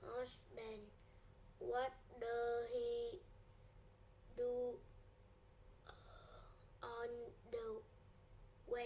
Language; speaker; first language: English; non-native, learner; Vietnamese